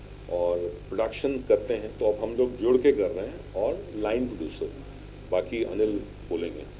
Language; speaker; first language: Hindi; native; Hindi